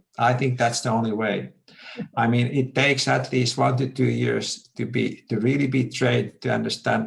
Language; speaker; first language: English; non-native, fluent; Finnish